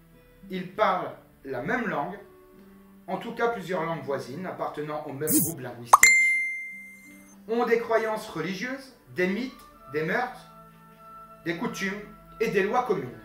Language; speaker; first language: French; native; French